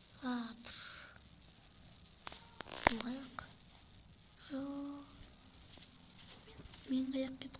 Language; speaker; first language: Kazakh; native; Kazakh